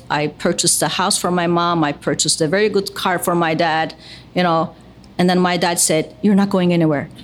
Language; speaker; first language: English; non-native, fluent; Turkish